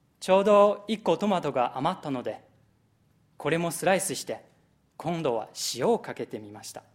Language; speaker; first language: Japanese; non-native, fluent; Chinese